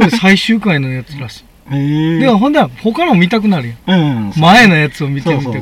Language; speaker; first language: Japanese; native; Japanese